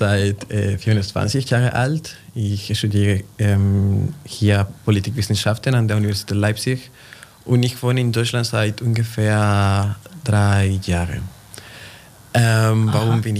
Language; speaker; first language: German; non-native, fluent; Spanish